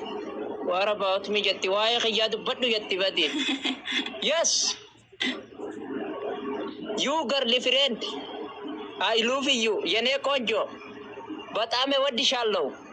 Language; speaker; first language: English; non-native, learner; Oromo